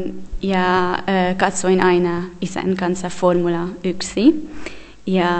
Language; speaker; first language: Finnish; non-native, learner; Hungarian